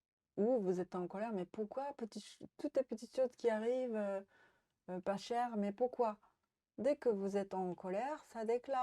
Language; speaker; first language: French; non-native, fluent; Japanese